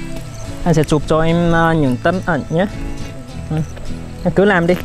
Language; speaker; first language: Vietnamese; non-native, fluent; Chinese